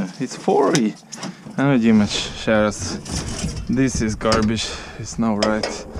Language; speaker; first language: English; non-native, learner; Ukrainian